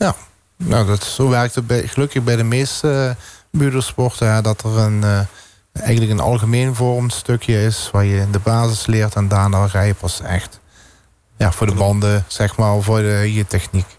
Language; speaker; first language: Dutch; native; Dutch